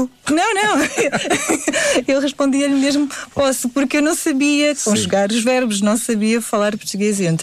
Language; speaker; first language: Portuguese; early bilingual, other home language; Indonesian